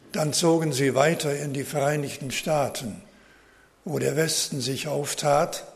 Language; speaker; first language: German; early bilingual, heritage; German